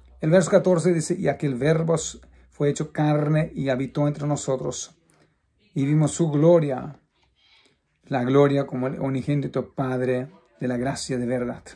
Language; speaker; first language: Spanish; non-native, fluent; Portuguese